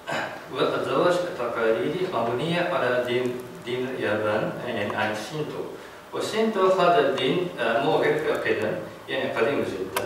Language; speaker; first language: Arabic; non-native, learner; Japanese